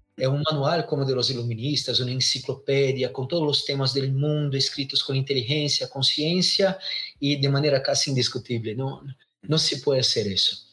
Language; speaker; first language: Spanish; non-native, fluent; Portuguese